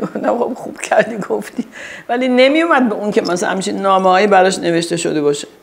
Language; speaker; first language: Persian; early bilingual, heritage; Persian